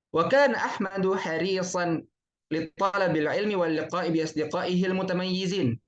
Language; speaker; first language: Arabic; non-native, fluent; Indonesian